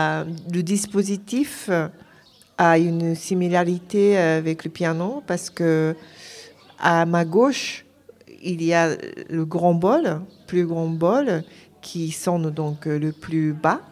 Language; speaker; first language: French; non-native, fluent; Japanese